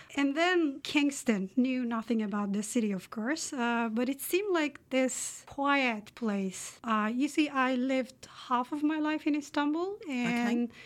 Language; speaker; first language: English; non-native, fluent; Turkish